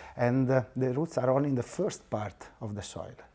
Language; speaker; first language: English; non-native, fluent; Italian